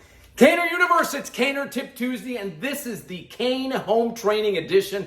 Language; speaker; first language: English; native; English